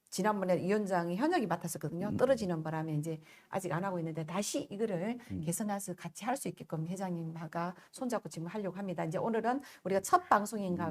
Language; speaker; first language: Korean; native; Korean